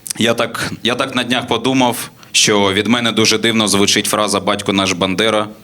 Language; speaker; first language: Ukrainian; non-native, local second language; Russian